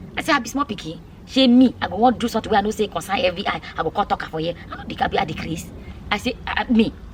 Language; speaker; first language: Nigerian Pidgin; native; Nigerian Pidgin